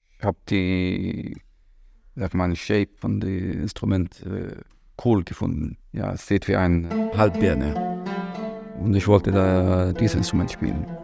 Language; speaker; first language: German; non-native, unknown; Arabic